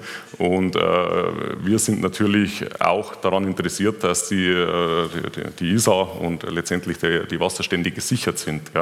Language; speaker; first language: German; native; German